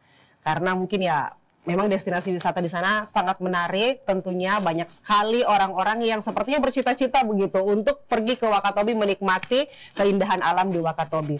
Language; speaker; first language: Indonesian; native; Indonesian